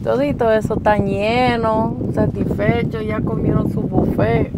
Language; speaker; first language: Spanish; early bilingual, heritage; English